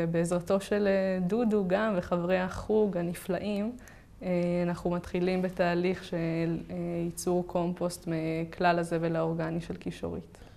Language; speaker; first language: Hebrew; native; Hebrew